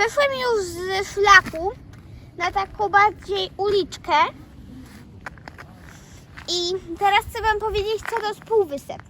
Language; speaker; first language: Polish; early bilingual, heritage; Polish